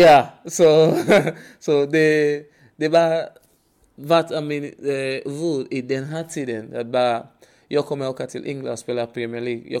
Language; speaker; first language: Swedish; non-native, learner; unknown